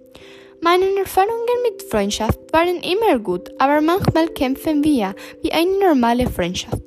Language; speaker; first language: German; non-native, learner; English